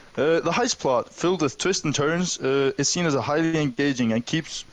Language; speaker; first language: English; non-native, fluent; Icelandic